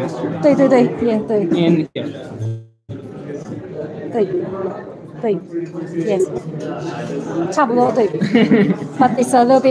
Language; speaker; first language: English; non-native, fluent; Chinese